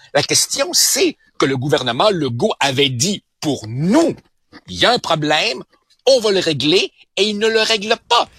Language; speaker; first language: French; early bilingual, other home language; Spanish